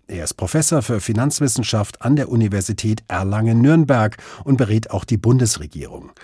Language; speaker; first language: German; native; German